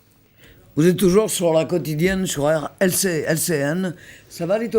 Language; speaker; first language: French; native; French